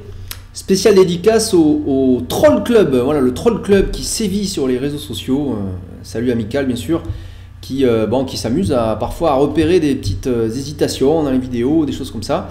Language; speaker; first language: French; native; French